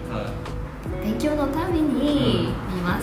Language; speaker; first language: Japanese; non-native, learner; English